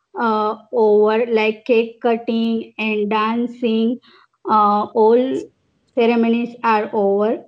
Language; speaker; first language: English; non-native, local second language; Gujarati